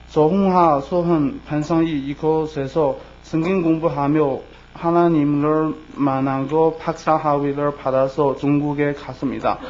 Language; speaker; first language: Korean; non-native, learner; Chinese